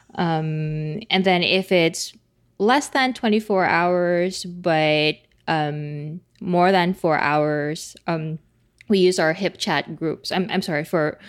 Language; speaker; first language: English; non-native, local second language; Filipino